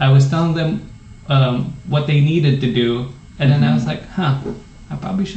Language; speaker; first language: English; non-native, local second language; Filipino